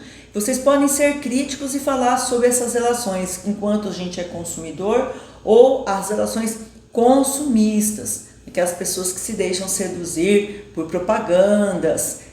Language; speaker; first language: Portuguese; native; Portuguese